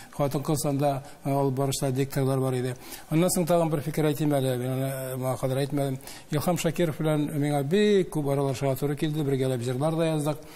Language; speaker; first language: Tatar; native; Tatar